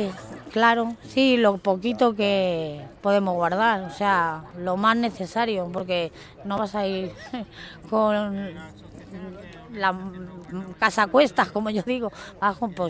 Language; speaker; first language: Spanish; native; Spanish